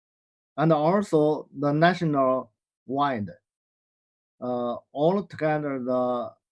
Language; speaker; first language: English; non-native, learner; Chinese